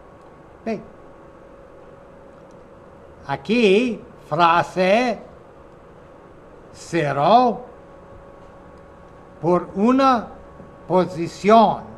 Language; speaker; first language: Spanish; non-native, fluent; English